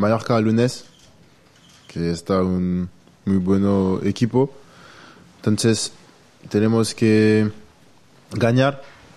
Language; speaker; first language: Spanish; non-native, learner; French